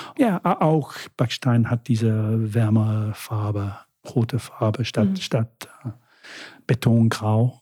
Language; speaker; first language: German; non-native, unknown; English